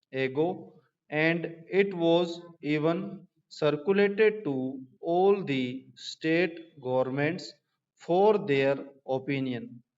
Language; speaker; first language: English; non-native, local second language; Hindi